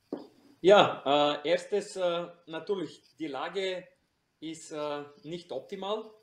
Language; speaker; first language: German; non-native, fluent; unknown